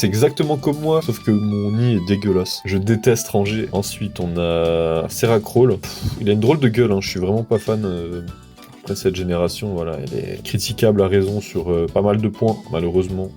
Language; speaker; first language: French; native; French